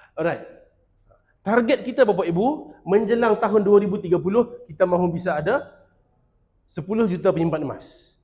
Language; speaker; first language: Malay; native; Malay